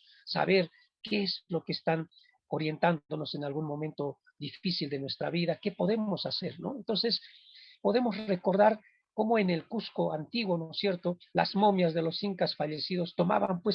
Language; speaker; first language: Spanish; non-native, local second language; Quechua